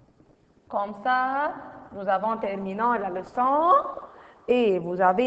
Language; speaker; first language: French; non-native, fluent; Arabic